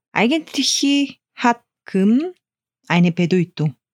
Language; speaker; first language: German; non-native, fluent; Korean